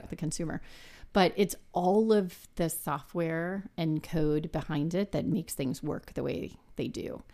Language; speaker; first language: English; native; English